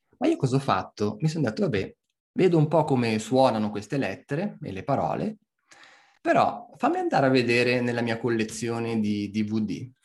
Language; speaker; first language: Italian; native; Italian